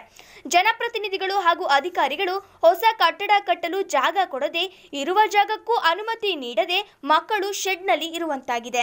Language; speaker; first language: Kannada; native; Kannada